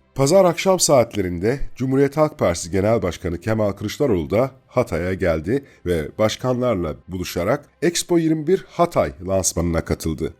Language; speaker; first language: Turkish; native; Turkish